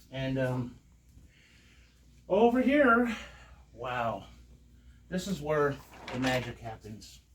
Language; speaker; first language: English; native; English